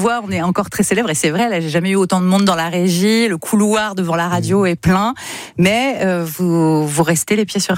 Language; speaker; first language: French; native; French